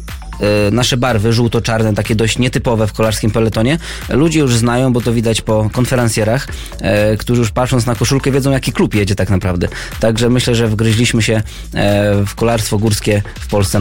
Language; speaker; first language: Polish; native; Polish